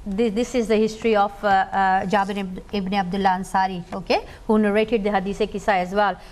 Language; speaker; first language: English; non-native, local second language; Urdu